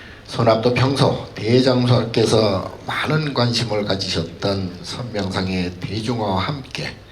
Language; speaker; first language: Korean; native; Korean